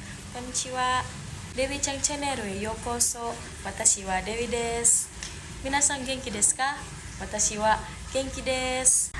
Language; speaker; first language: Japanese; non-native, learner; Indonesian